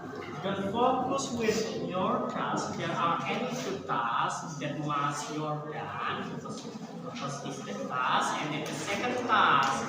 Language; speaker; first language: English; non-native, learner; Indonesian